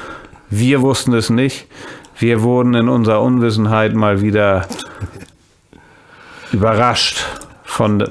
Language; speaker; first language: German; native; German